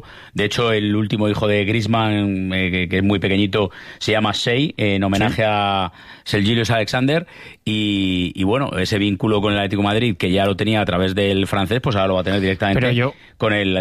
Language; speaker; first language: Spanish; native; Spanish